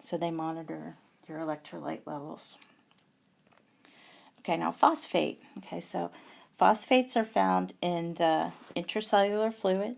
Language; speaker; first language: English; native; English